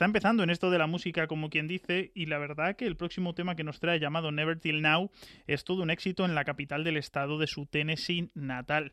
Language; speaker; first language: Spanish; native; Spanish